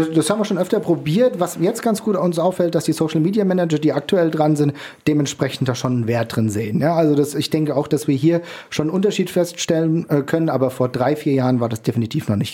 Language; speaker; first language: German; native; German